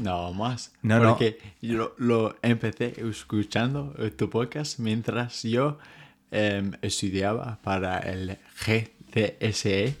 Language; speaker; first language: Spanish; non-native, fluent; English